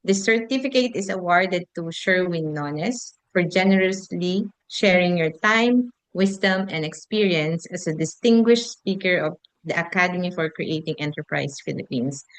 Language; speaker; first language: English; non-native, local second language; Filipino